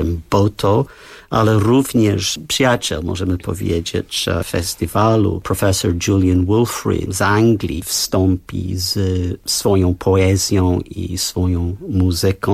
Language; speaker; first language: Polish; non-native, fluent; English